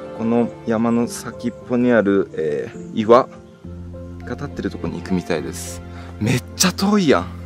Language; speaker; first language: Japanese; early bilingual, heritage; Japanese